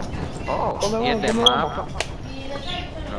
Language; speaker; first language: Spanish; native; Spanish